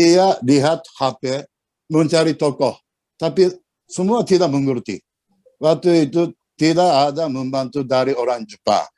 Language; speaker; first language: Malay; non-native, learner; Japanese